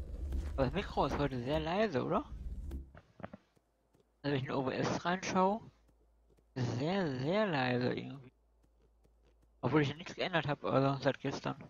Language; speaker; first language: German; native; German